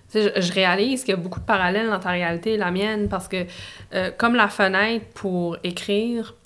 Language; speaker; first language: French; native; French